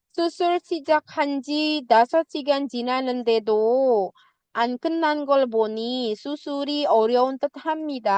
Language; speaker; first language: Korean; non-native, fluent; Indonesian